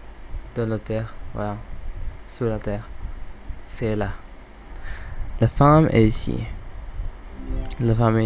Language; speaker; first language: French; non-native, learner; English